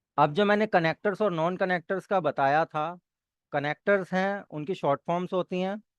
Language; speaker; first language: Hindi; native; Hindi